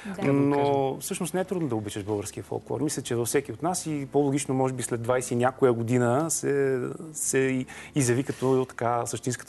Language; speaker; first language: Bulgarian; native; Bulgarian